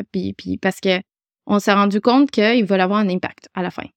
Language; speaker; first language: French; non-native, fluent; Spanish